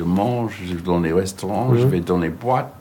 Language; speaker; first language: French; non-native, fluent; English